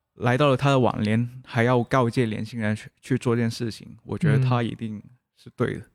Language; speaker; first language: Chinese; non-native, local second language; Cantonese